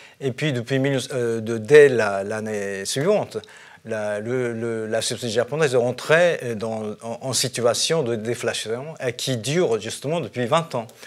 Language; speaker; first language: French; non-native, fluent; Japanese